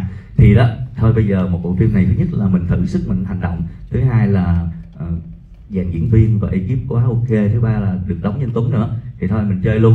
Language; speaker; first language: Vietnamese; native; Vietnamese